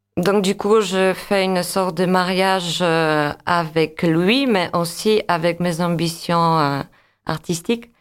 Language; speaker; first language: French; non-native, fluent; Polish